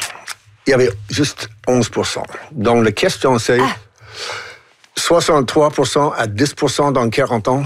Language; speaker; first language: French; non-native, local second language; English